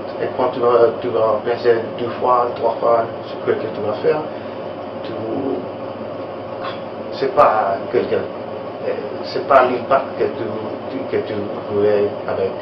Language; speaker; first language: French; non-native, learner; Italian